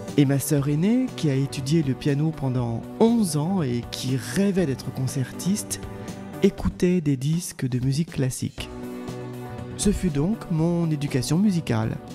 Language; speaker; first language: French; native; French